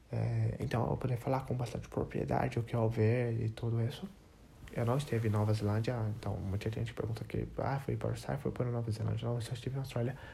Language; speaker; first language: Portuguese; non-native, learner; English